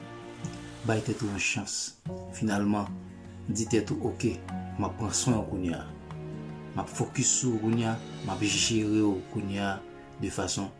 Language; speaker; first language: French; non-native, local second language; Haitian Creole